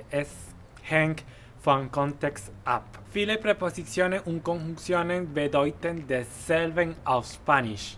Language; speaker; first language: German; non-native, fluent; Spanish